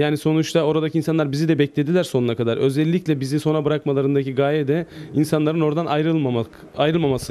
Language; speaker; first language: Turkish; native; Turkish